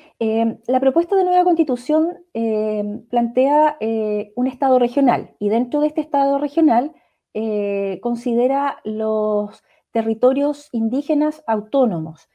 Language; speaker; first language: Spanish; native; Spanish